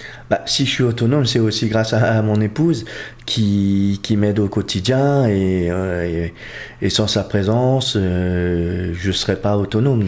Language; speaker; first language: French; early bilingual, other home language; Portuguese